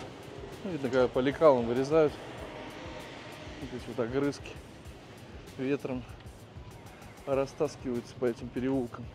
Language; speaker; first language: Russian; native; Russian